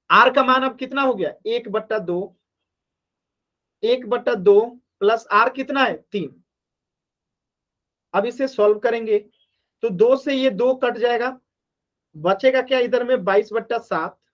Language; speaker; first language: Hindi; native; Hindi